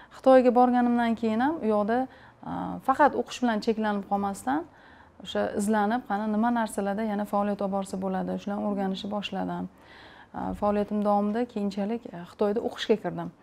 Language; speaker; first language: Uzbek; native; Uzbek